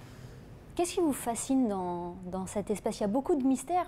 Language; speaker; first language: French; native; French